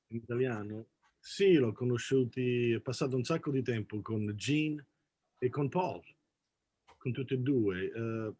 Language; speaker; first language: Italian; native; Italian